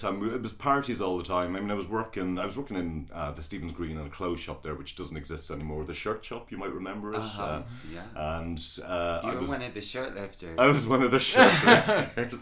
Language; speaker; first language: English; native; English